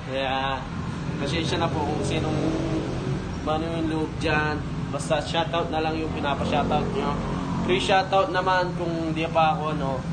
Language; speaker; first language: Filipino; non-native, local second language; Pampanga